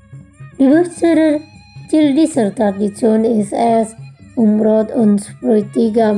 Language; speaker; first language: German; non-native, fluent; Indonesian